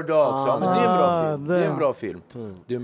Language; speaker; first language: Swedish; native; Swedish